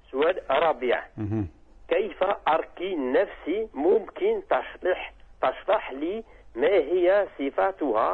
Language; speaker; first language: Arabic; non-native, learner; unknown